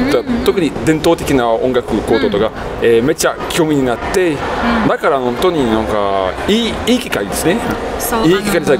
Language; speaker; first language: Japanese; non-native, fluent; French